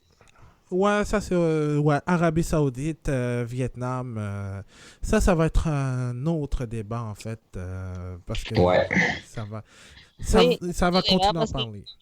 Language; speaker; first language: French; native; French